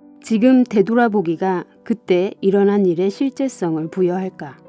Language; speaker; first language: Korean; native; Korean